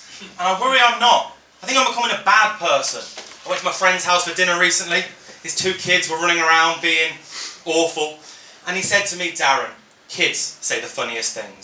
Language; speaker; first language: English; native; English